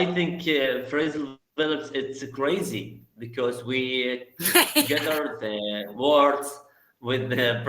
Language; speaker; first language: English; non-native, learner; Arabic